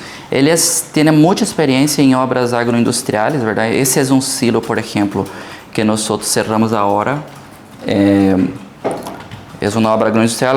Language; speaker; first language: Portuguese; early bilingual, heritage; Portuguese